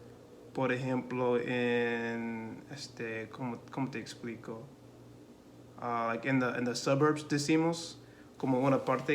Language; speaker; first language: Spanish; non-native, learner; English